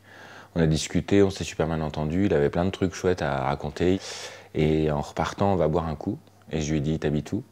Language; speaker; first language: French; native; French